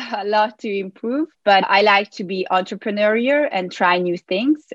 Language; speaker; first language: English; non-native, fluent; Hungarian